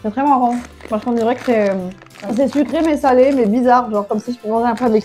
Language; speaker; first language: French; native; French